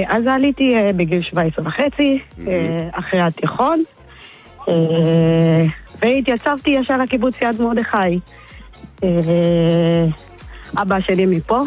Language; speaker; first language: Hebrew; non-native, fluent; English